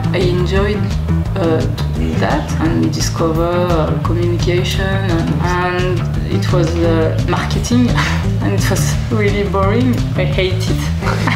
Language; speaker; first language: English; non-native, learner; French